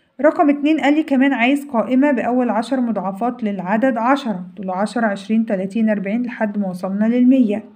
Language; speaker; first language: Arabic; native; Arabic